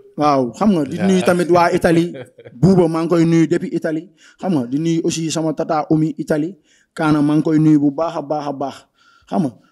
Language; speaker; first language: Wolof; non-native, local second language; Bambara